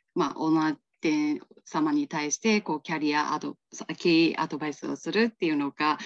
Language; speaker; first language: Japanese; non-native, fluent; Burmese